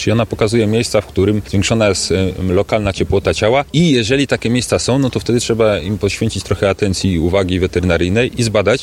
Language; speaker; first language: Polish; native; Polish